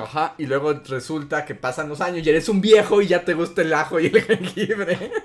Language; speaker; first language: Spanish; native; Spanish